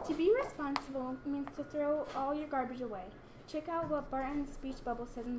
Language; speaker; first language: English; native; English